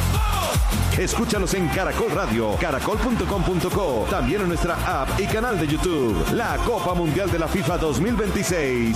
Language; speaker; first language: Spanish; native; Spanish